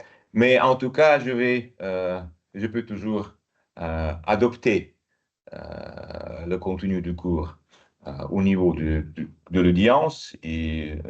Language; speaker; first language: French; non-native, fluent; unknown